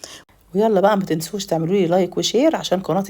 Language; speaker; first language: Arabic; native; Arabic